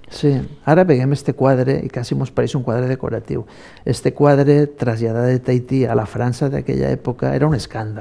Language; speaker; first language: Catalan; native; Catalan